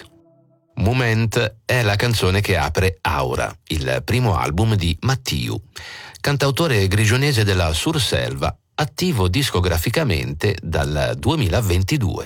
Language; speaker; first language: Italian; native; Italian